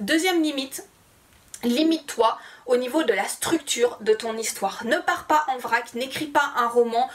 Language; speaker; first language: French; native; French